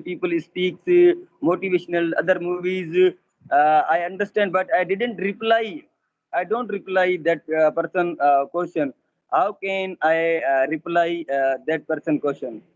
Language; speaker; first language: English; non-native, learner; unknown